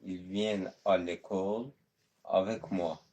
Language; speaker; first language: French; non-native, learner; Azerbaijani